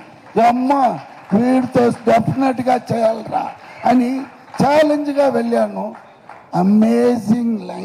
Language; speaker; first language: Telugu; non-native, learner; Tamil